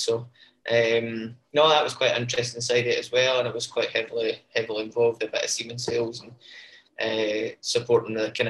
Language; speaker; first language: English; native; English